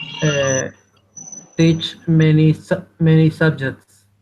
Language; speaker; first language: English; non-native, learner; Spanish